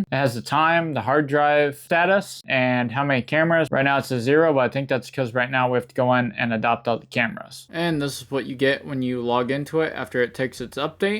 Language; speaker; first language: English; native; English